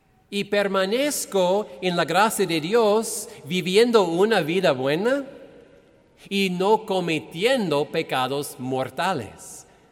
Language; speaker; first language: Spanish; non-native, fluent; English